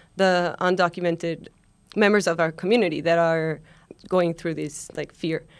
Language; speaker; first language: English; non-native, fluent; Spanish